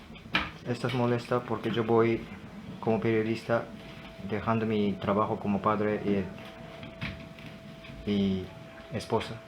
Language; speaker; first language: Spanish; non-native, fluent; Japanese